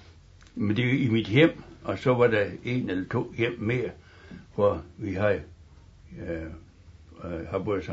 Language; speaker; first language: Danish; native; Danish